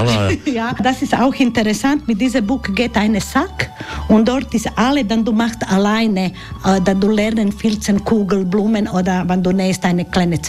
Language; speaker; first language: German; non-native, learner; Croatian